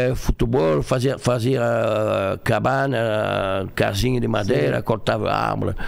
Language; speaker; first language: Portuguese; non-native, fluent; French